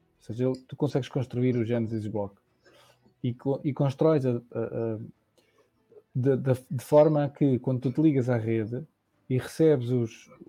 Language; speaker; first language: Portuguese; native; Portuguese